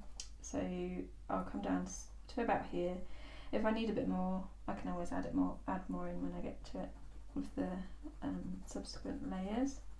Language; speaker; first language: English; native; English